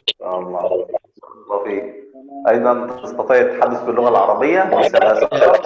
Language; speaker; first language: Arabic; native; Arabic